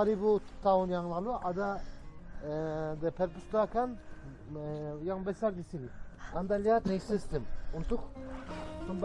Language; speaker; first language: Indonesian; non-native, learner; Turkish